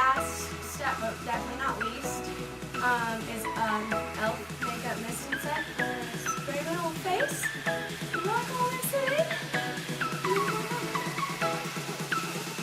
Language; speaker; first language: English; native; English